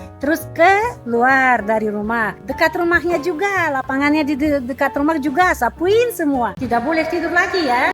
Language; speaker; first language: Indonesian; non-native, fluent; Russian